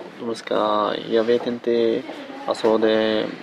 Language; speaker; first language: Swedish; non-native, learner; Arabic